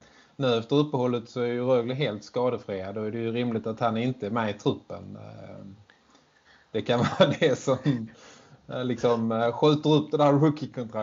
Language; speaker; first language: Swedish; native; Swedish